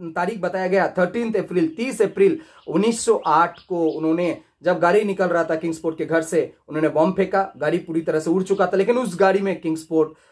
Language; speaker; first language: Hindi; non-native, local second language; Bangla